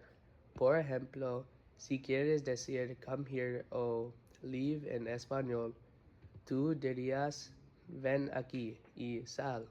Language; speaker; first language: Spanish; non-native, learner; English